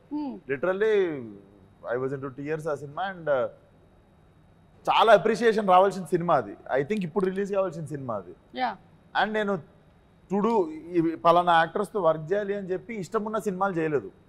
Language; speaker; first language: Telugu; native; Telugu